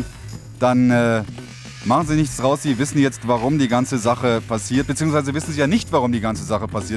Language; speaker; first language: German; native; German